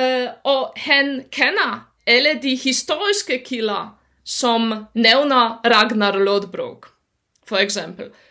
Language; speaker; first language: Danish; non-native, fluent; Polish